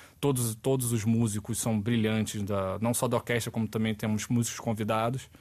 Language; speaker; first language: Portuguese; native; Portuguese